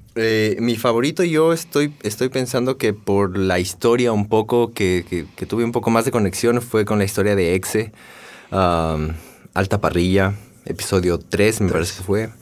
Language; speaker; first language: Spanish; native; Spanish